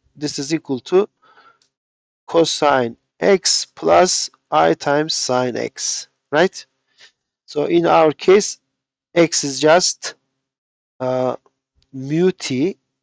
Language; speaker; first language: English; non-native, fluent; Turkish